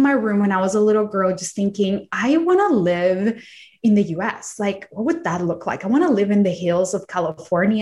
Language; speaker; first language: English; non-native, fluent; Spanish